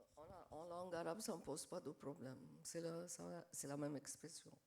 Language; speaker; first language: French; non-native, fluent; Arabic